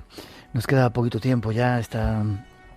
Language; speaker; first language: Spanish; native; Spanish